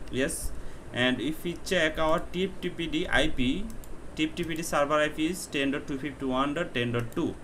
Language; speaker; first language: English; non-native, local second language; Bangla